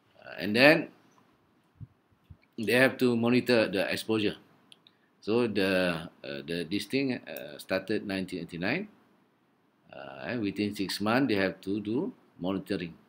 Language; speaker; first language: English; non-native, local second language; Malay